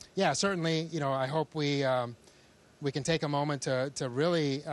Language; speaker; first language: English; early bilingual, other home language; Spanish